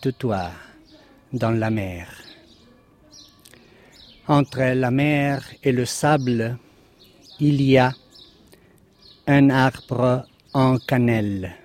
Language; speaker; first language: French; non-native, fluent; Spanish